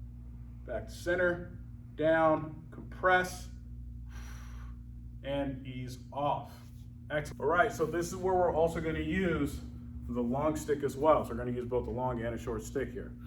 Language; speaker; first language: English; native; English